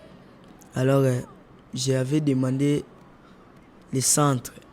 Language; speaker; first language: French; non-native, local second language; Lingala